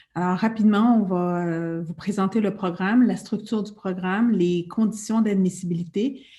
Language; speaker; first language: French; native; French